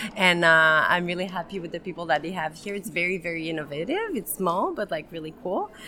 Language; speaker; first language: English; native; English